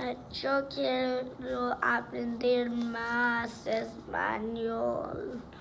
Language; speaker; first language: Spanish; non-native, learner; English